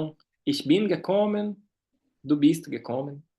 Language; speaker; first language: German; non-native, fluent; Portuguese